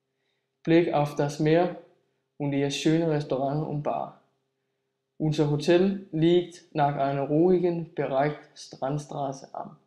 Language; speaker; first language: German; non-native, learner; Danish